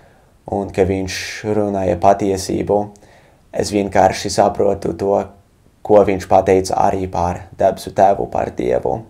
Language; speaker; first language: Latvian; non-native, fluent; English